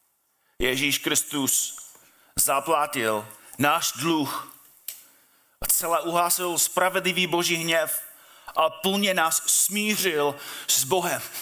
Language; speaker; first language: Czech; non-native, fluent; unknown